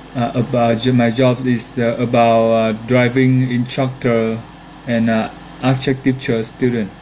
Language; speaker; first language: English; non-native, learner; Vietnamese